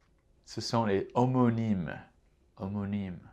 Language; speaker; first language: French; non-native, fluent; English